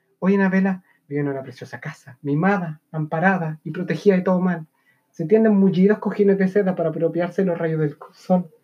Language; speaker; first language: Spanish; native; Spanish